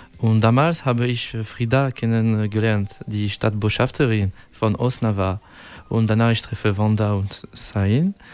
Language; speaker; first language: German; non-native, learner; French